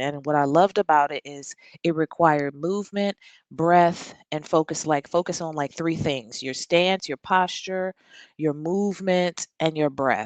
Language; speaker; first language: English; native; English